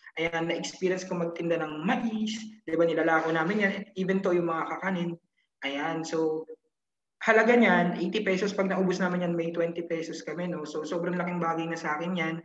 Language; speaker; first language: Filipino; native; Filipino